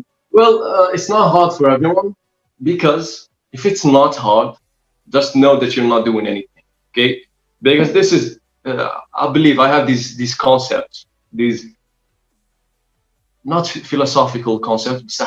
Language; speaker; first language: English; non-native, fluent; Arabic